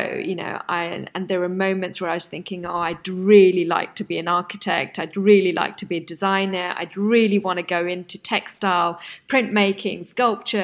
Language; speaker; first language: English; non-native, local second language; Bangla